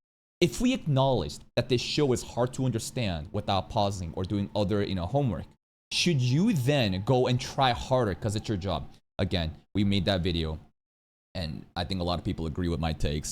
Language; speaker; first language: English; native; English